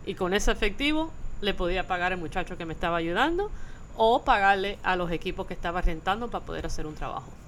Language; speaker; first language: Spanish; early bilingual, heritage; Spanish